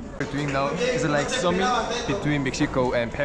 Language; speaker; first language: English; non-native, learner; Korean